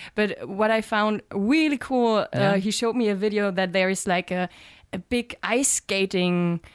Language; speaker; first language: English; non-native, fluent; German